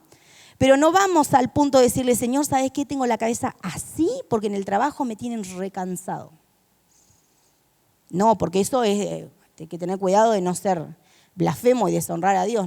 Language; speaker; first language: Spanish; native; Spanish